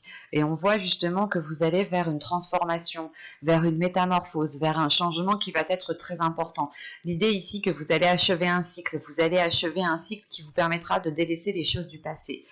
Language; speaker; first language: French; native; French